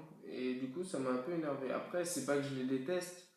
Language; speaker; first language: French; native; French